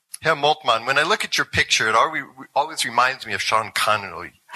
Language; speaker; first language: English; native; English